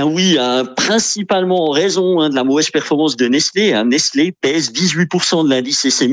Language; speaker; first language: French; native; French